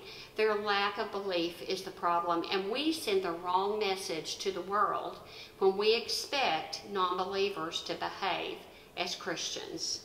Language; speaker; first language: English; native; English